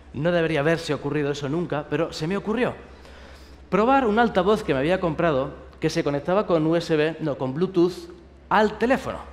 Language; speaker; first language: Spanish; native; Spanish